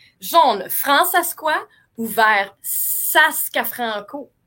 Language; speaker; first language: French; native; French